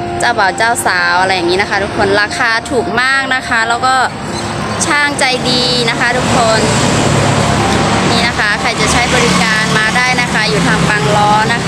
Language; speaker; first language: Thai; non-native, local second language; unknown